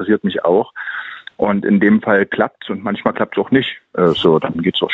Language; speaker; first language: German; native; German